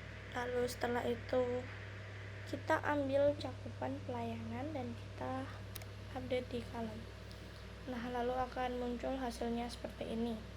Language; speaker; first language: Indonesian; native; Indonesian